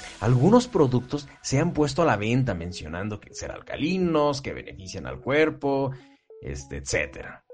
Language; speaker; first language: Spanish; native; Spanish